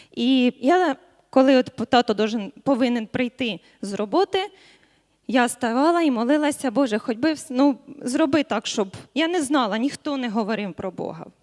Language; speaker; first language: Ukrainian; native; Ukrainian